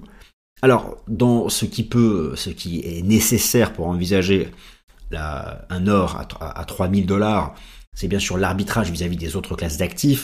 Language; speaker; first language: French; native; French